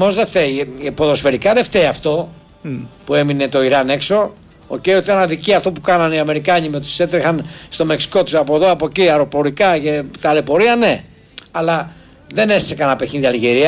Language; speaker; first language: Greek; native; Greek